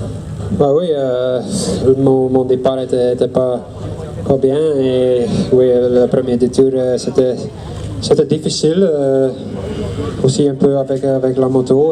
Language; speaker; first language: French; non-native, learner; Dutch